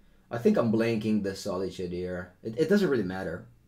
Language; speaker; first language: English; non-native, fluent; Italian